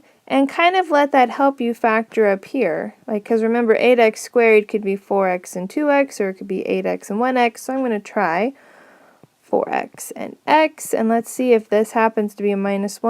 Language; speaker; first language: English; native; English